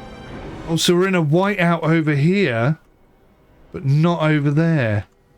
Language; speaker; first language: English; native; English